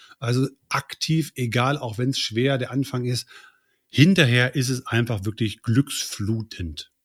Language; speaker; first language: German; native; German